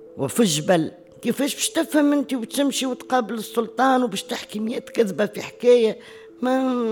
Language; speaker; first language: Arabic; native; Arabic